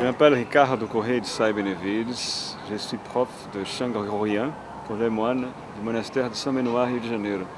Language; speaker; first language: French; non-native, fluent; Portuguese